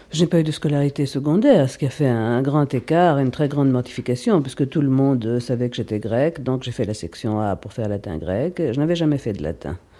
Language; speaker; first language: French; non-native, fluent; Greek